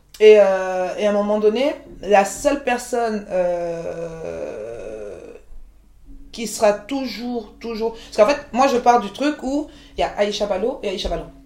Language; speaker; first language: French; early bilingual, other home language; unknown